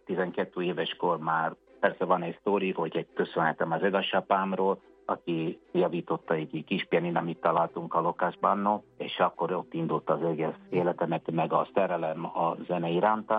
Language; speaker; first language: Hungarian; non-native, fluent; Italian